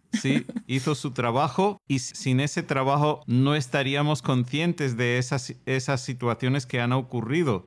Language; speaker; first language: Spanish; non-native, fluent; English